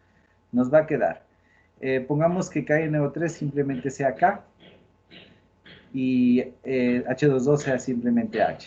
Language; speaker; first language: Spanish; native; Spanish